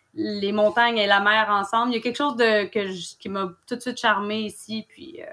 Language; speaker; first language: French; native; French